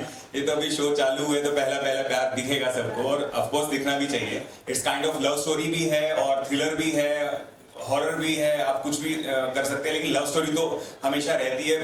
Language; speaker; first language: Hindi; native; Hindi